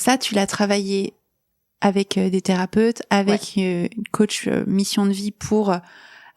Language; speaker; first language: French; native; French